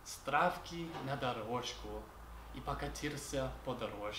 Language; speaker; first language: Russian; non-native, learner; English